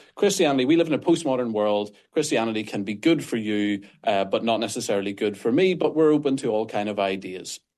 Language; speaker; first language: English; native; English